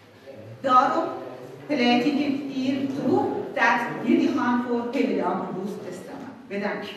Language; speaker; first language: Dutch; non-native, fluent; Persian